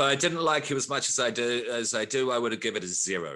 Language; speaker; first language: English; native; English